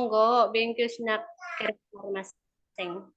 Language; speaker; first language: Japanese; non-native, learner; Indonesian